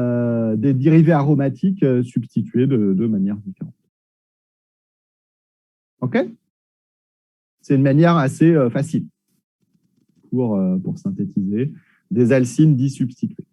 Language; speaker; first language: French; native; French